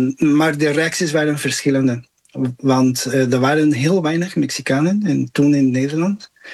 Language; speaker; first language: Dutch; non-native, fluent; Spanish